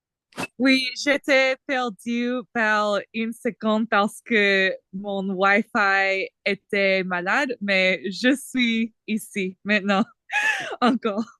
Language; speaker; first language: French; non-native, learner; English